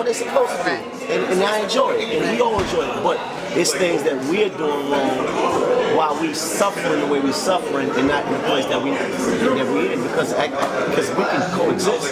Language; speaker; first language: English; native; English